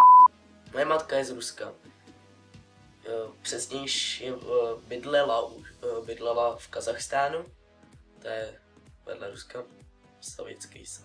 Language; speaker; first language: Czech; early bilingual, other home language; Russian